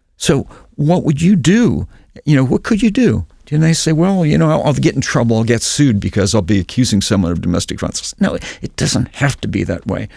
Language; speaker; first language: English; native; English